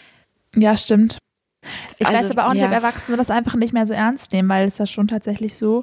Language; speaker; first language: German; native; German